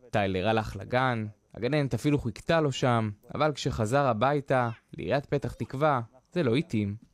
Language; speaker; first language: Hebrew; native; Hebrew